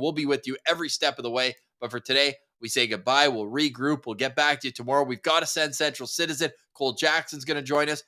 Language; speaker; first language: English; native; English